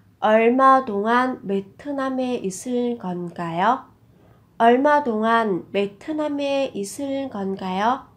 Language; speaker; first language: Korean; non-native, fluent; Vietnamese